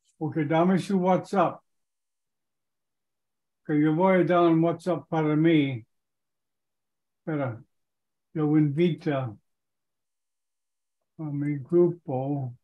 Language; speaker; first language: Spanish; non-native, learner; English